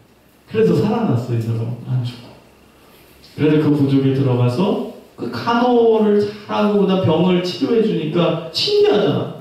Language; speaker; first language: Korean; native; Korean